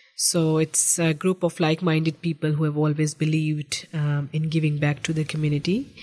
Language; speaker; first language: English; non-native, local second language; Urdu